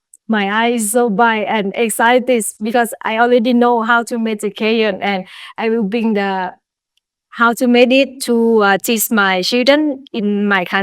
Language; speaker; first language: English; non-native, learner; Lao